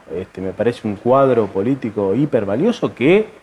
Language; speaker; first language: Spanish; native; Spanish